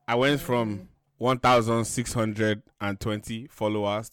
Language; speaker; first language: English; non-native, local second language; Yoruba